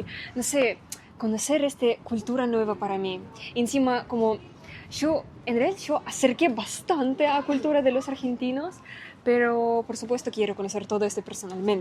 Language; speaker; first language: Spanish; non-native, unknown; Russian